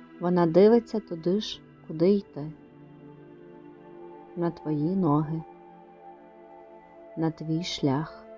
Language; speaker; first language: Ukrainian; native; Ukrainian